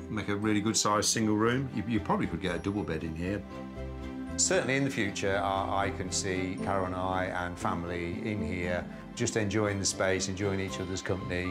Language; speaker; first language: English; native; English